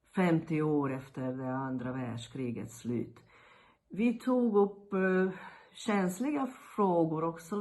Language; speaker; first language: Swedish; non-native, fluent; Hungarian